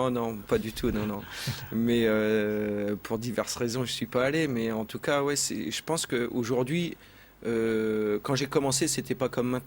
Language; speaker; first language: French; native; French